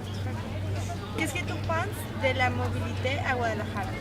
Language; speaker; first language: French; non-native, learner; Spanish